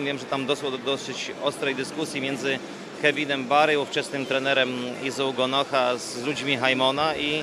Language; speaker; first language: Polish; native; Polish